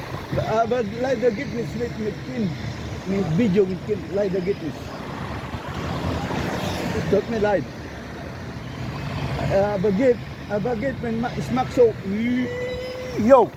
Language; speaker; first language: German; non-native, learner; Filipino